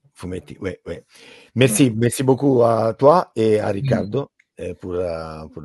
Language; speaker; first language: French; non-native, learner; Italian